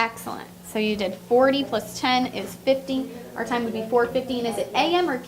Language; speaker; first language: English; native; English